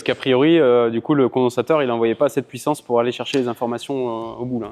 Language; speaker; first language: French; native; French